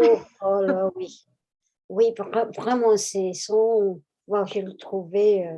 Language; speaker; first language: French; non-native, fluent; Spanish